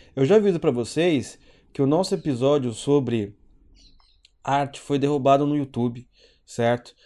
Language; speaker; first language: Portuguese; native; Portuguese